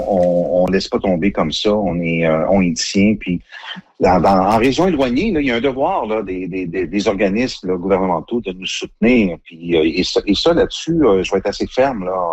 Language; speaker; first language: French; native; French